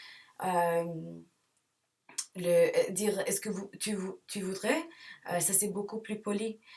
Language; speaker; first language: French; non-native, learner; English